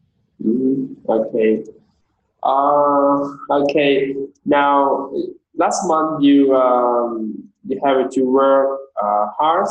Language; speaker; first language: English; non-native, learner; Vietnamese